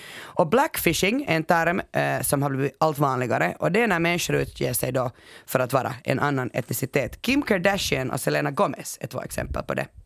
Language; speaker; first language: Swedish; native; Swedish